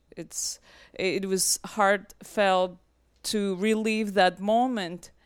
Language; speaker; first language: English; non-native, fluent; Russian